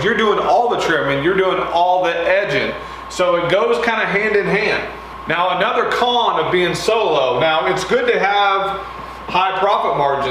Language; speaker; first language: English; native; English